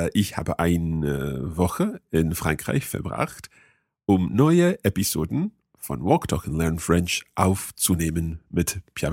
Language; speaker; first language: German; non-native, fluent; English